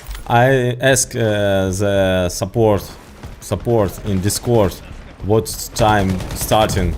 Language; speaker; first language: English; non-native, learner; Ukrainian